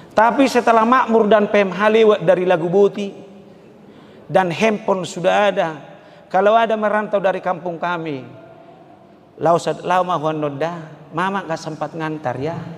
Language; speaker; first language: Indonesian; non-native, local second language; Batak Toba